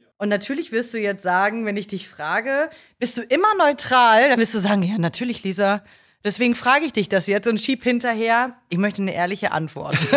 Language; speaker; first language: German; native; German